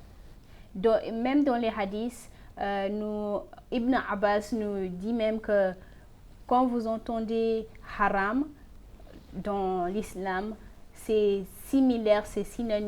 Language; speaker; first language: French; non-native, fluent; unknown